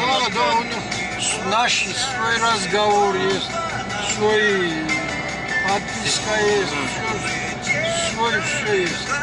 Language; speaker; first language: Russian; non-native, learner; Svan